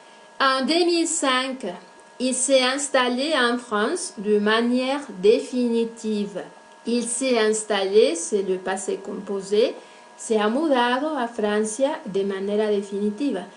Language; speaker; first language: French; non-native, fluent; Spanish